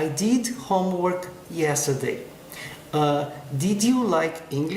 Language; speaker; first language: English; non-native, fluent; Portuguese